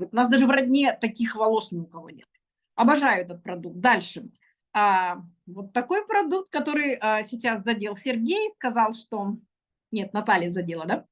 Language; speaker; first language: Russian; native; Russian